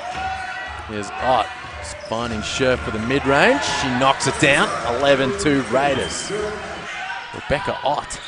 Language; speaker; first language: English; native; English